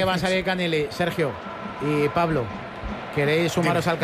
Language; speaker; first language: Spanish; native; Spanish